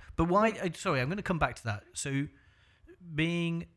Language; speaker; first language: English; native; English